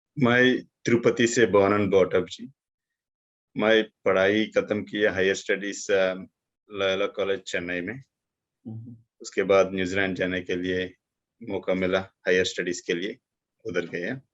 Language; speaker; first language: Hindi; non-native, local second language; Telugu